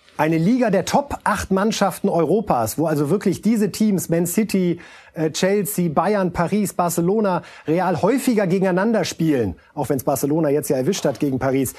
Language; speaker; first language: German; native; German